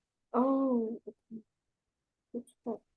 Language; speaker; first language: Chinese; early bilingual, heritage; Chinese